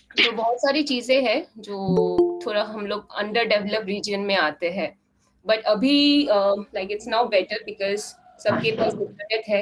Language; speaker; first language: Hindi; non-native, local second language; Assamese